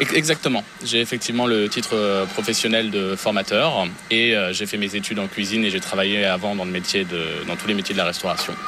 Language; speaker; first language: French; native; French